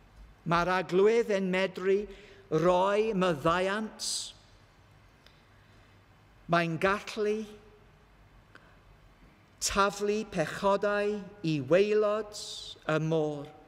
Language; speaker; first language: Welsh; non-native, learner; English